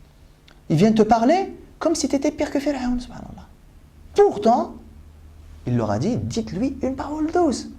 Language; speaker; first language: French; native; French